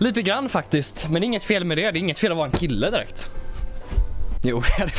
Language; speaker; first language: Swedish; native; Swedish